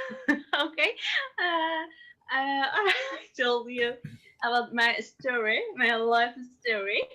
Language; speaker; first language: English; non-native, learner; Persian